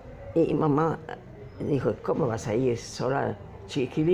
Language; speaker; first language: Spanish; non-native, fluent; Polish